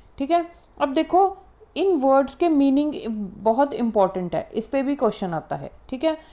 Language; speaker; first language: Hindi; non-native, local second language; Punjabi